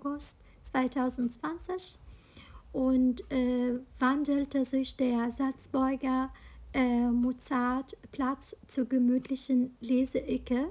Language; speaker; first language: German; non-native, fluent; Arabic